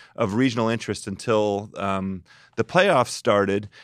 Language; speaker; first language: English; native; English